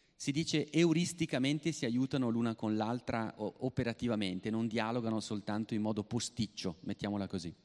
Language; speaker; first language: Italian; native; Italian